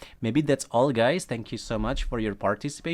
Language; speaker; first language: English; non-native, fluent; Indonesian